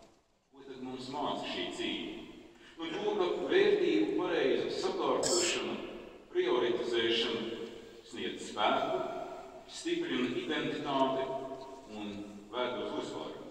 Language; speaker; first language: Latvian; native; Latvian